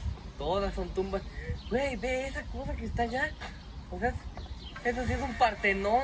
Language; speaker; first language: Spanish; native; Spanish